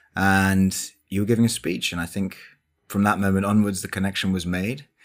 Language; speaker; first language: English; native; English